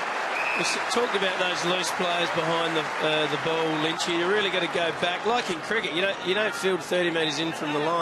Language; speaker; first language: English; native; English